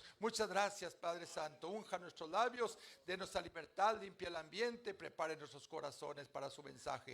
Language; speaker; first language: Spanish; native; Spanish